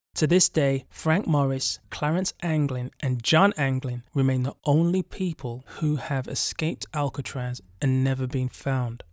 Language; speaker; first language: English; native; English